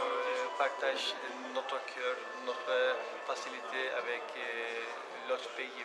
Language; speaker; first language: French; non-native, learner; Turkish